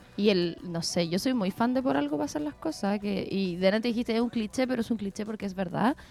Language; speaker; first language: Spanish; native; Spanish